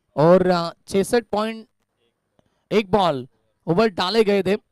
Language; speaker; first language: Hindi; non-native, local second language; Marathi